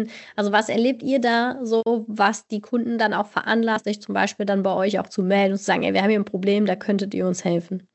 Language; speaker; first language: German; native; German